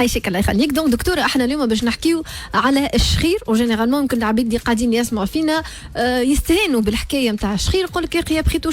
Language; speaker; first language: Arabic; native; Arabic